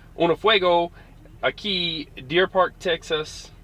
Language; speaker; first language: Spanish; non-native, learner; English